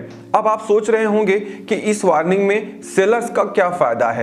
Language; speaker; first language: Hindi; native; Hindi